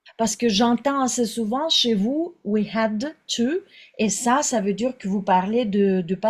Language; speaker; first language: French; non-native, fluent; Russian